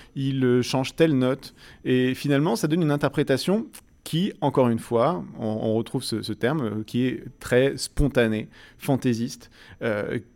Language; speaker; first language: French; native; French